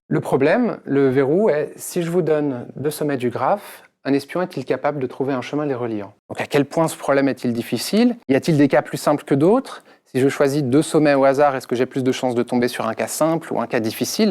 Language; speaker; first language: French; native; French